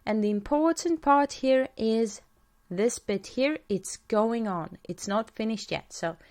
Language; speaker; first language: English; non-native, fluent; Estonian